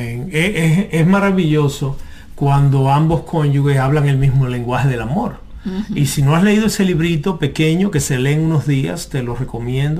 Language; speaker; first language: Spanish; native; Spanish